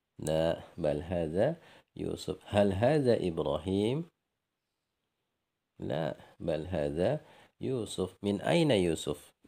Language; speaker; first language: Arabic; non-native, fluent; Indonesian